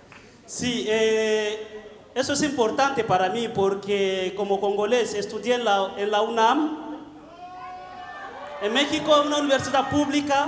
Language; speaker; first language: Spanish; non-native, fluent; Bembe